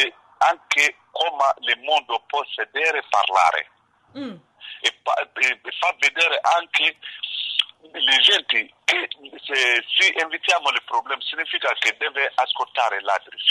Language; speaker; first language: Italian; non-native, learner; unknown